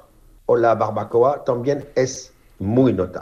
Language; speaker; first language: Spanish; non-native, fluent; French